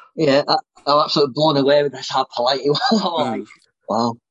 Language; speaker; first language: English; native; English